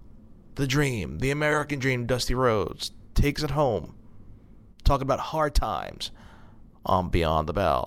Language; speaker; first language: English; native; English